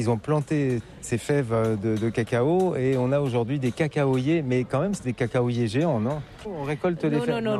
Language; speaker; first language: French; native; French